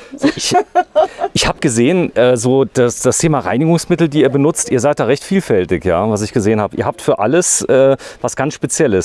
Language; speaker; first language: German; native; German